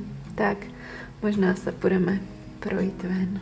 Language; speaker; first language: Czech; native; Czech